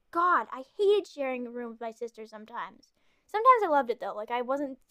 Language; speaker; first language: English; native; English